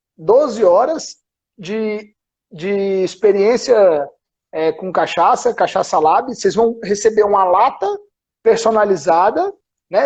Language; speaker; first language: Portuguese; native; Portuguese